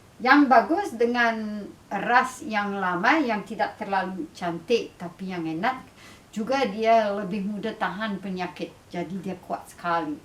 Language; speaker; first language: Indonesian; non-native, fluent; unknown